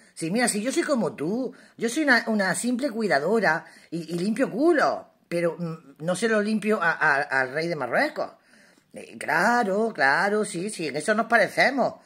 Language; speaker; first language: Spanish; native; Spanish